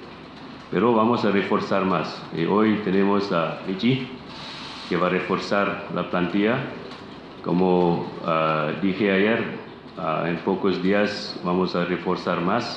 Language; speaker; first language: Spanish; non-native, fluent; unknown